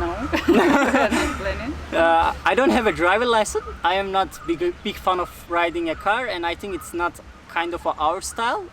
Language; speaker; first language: English; non-native, fluent; Russian